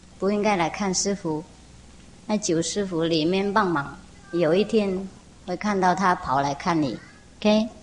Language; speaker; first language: Chinese; non-native, fluent; Vietnamese